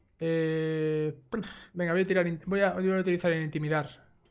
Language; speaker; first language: Spanish; native; Spanish